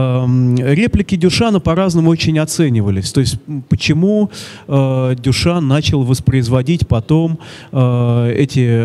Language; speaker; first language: Russian; native; Russian